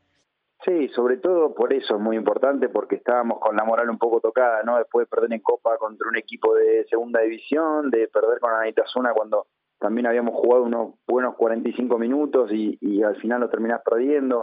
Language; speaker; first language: Spanish; native; Spanish